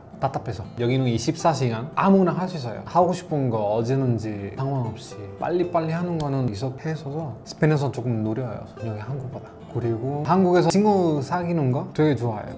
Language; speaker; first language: Korean; non-native, fluent; Spanish